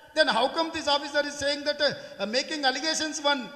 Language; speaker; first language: Hindi; non-native, local second language; Telugu